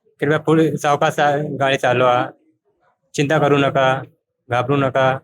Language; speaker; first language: Marathi; non-native, learner; Hindi